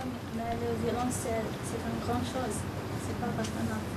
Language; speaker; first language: French; non-native, learner; Arabic